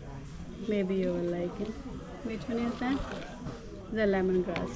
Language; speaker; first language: English; non-native, local second language; Hindi